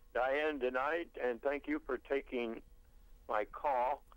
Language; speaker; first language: English; native; English